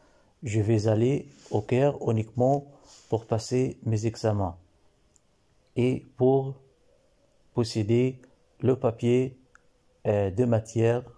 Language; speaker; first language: French; non-native, learner; Arabic